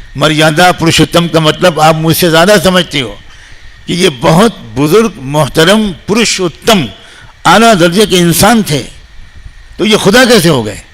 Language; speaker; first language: Urdu; native; Urdu